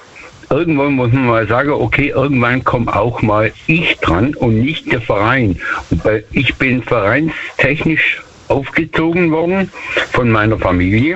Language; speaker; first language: German; native; German